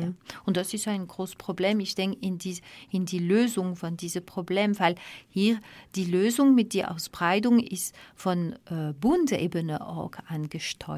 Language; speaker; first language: German; non-native, fluent; French